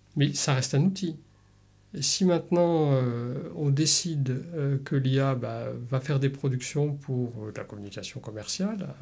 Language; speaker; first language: French; native; French